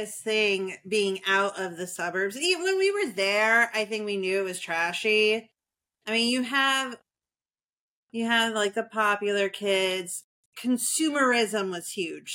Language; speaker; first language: English; native; English